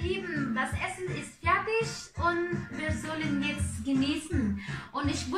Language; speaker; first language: German; non-native, learner; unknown